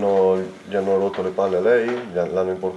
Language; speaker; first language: Italian; native; Italian